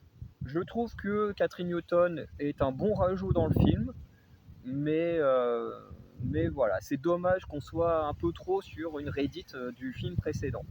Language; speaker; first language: French; native; French